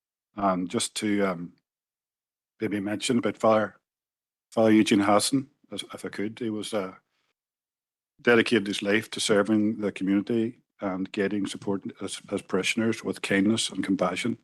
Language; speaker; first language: English; native; English